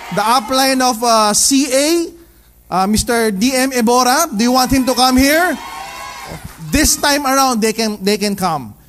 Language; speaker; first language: English; non-native, local second language; Filipino